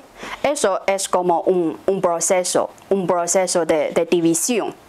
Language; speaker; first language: Spanish; non-native, fluent; Chinese